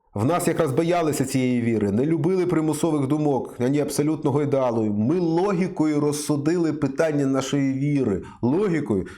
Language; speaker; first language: Ukrainian; native; Ukrainian